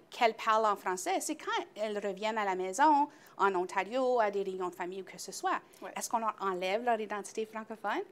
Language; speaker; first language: French; native; French